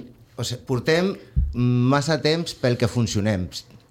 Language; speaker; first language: Catalan; non-native, local second language; Spanish